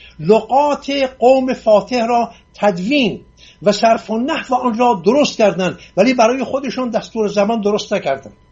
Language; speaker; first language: Persian; non-native, local second language; Assyrian Neo-Aramaic